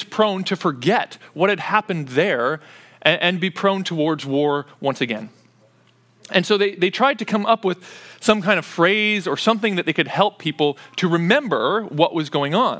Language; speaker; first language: English; native; English